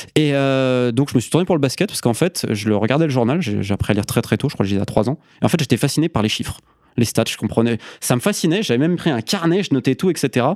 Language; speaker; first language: French; native; French